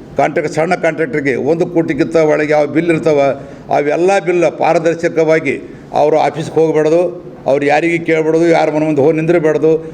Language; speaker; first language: Kannada; native; Kannada